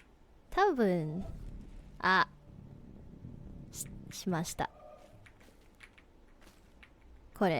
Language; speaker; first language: Japanese; non-native, learner; English